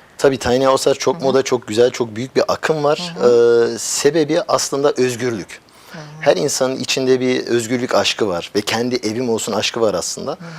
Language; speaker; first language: Turkish; early bilingual, heritage; Turkish